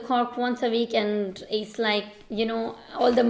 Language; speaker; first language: English; non-native, local second language; Urdu